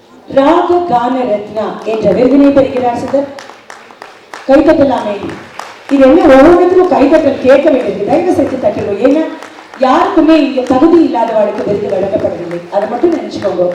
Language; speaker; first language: Tamil; native; Tamil